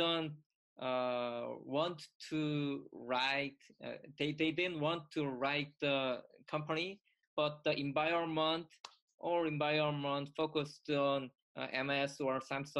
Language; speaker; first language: English; non-native, learner; Korean